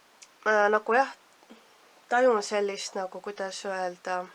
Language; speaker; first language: Estonian; native; Estonian